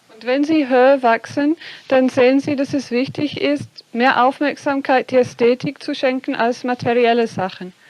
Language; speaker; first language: German; non-native, fluent; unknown